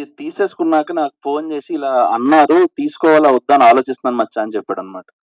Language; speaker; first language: Telugu; native; Telugu